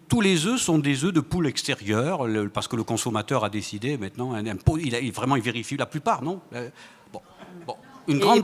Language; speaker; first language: French; native; French